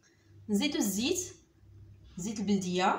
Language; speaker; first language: Arabic; native; Arabic